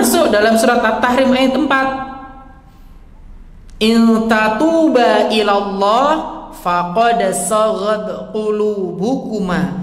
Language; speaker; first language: Indonesian; non-native, local second language; Javanese